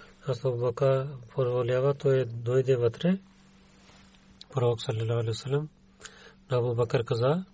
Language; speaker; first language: Bulgarian; non-native, learner; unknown